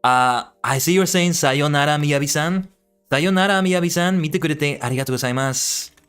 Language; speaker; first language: Japanese; non-native, learner; English